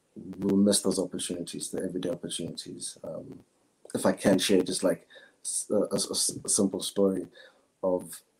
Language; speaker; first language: English; non-native, local second language; Zulu